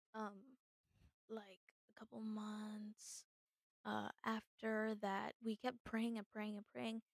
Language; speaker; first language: English; native; English